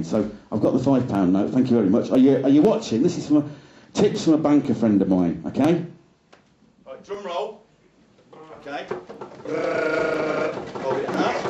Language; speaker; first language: English; native; English